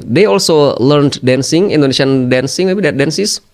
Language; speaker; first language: English; non-native, fluent; Indonesian